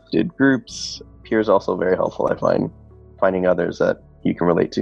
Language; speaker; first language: English; native; English